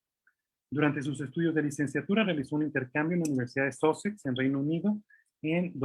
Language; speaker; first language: Spanish; native; Spanish